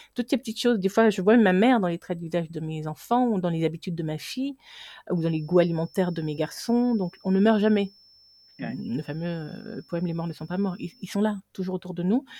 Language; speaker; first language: French; non-native, local second language; Fang